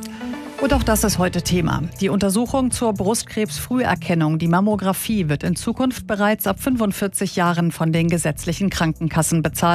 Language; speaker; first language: German; native; German